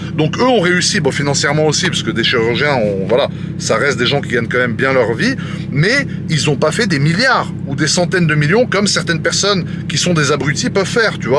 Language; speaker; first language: French; native; French